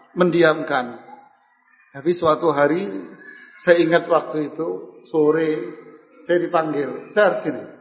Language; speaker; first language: Indonesian; non-native, local second language; Javanese